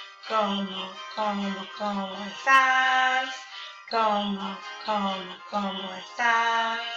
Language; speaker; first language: Spanish; non-native, learner; English